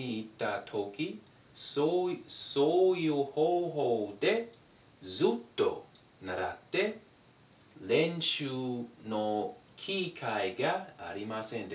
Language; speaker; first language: Japanese; non-native, fluent; English